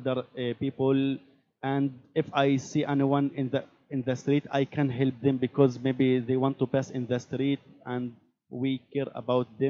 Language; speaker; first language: English; non-native, learner; Arabic